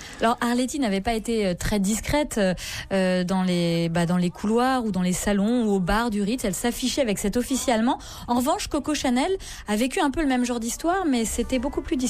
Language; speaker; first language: French; native; French